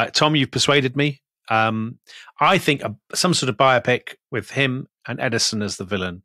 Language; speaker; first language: English; native; English